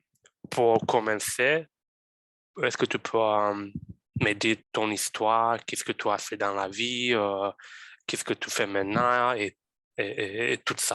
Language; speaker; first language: French; non-native, fluent; Romanian